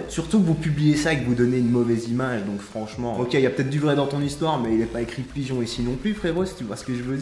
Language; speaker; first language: French; native; French